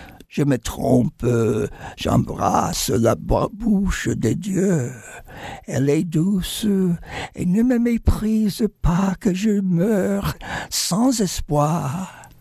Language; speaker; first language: French; non-native, fluent; English